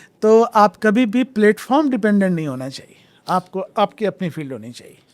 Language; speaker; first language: Urdu; native; Urdu